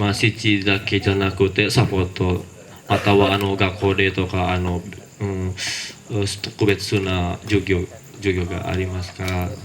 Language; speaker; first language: Japanese; non-native, learner; Indonesian